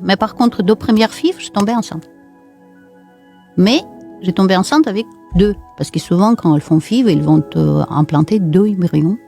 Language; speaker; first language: French; non-native, fluent; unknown